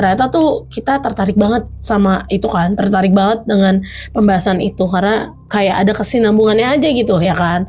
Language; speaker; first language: Indonesian; native; Indonesian